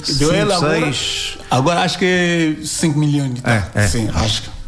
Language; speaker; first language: Portuguese; non-native, learner; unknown